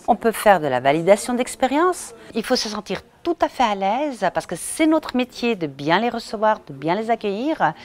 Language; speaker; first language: French; native; French